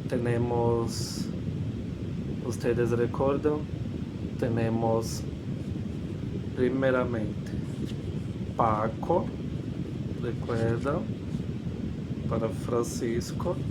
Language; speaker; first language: Spanish; non-native, fluent; Portuguese